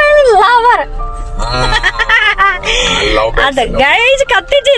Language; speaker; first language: Malayalam; non-native, local second language; Hindi